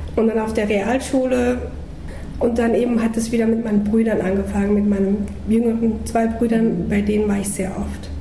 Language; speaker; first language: German; early bilingual, other home language; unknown